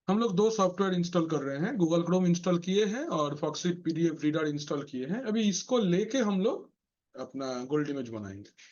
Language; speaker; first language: Hindi; non-native, local second language; Bangla